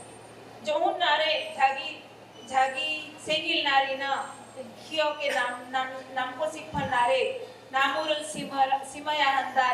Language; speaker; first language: Korean; non-native, learner; Hindi